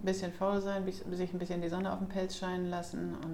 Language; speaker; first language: German; native; German